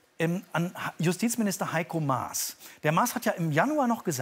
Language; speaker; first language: German; native; German